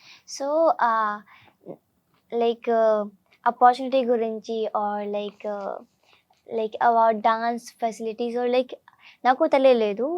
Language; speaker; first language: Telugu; non-native, learner; Hindi